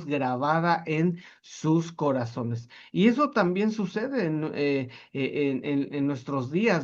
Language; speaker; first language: Spanish; native; Spanish